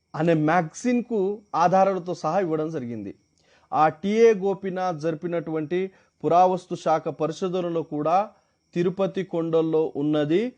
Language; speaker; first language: Telugu; non-native, local second language; Marathi